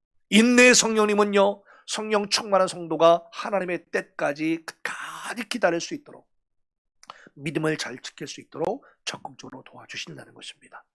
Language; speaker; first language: Korean; native; Korean